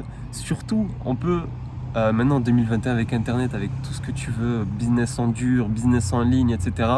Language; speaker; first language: French; native; French